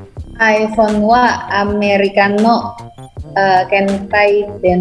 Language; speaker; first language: Japanese; non-native, learner; Indonesian